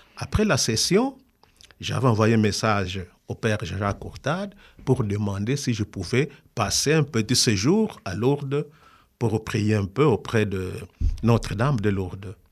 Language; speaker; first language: French; non-native, local second language; Kongo